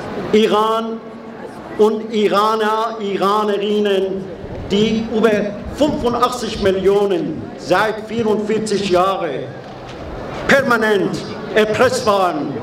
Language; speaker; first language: German; non-native, fluent; Persian